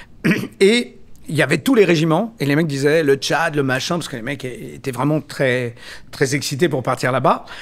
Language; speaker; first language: French; native; French